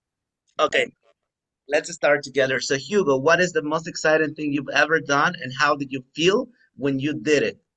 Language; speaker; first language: English; non-native, fluent; Spanish